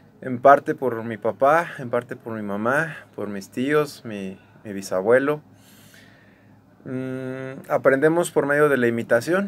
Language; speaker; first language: Spanish; native; Spanish